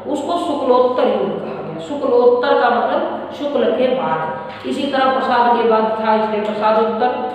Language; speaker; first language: Hindi; native; Hindi